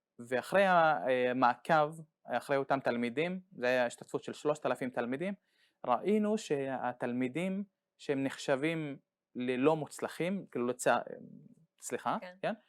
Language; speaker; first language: Hebrew; non-native, local second language; Arabic